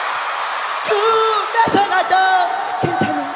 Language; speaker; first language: Japanese; native; Japanese